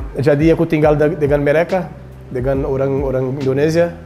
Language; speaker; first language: Indonesian; non-native, learner; Portuguese